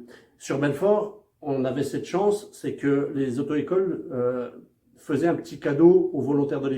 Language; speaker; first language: French; native; French